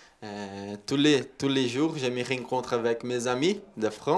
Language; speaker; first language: French; non-native, learner; Portuguese